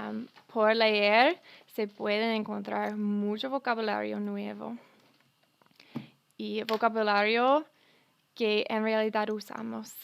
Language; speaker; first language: Spanish; non-native, fluent; English